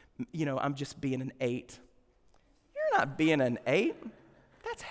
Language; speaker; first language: English; native; English